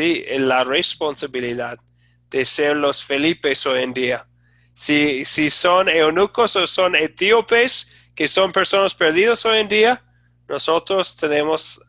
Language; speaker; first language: Spanish; non-native, fluent; English